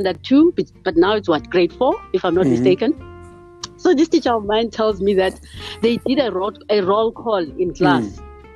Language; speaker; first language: English; non-native, local second language; Xhosa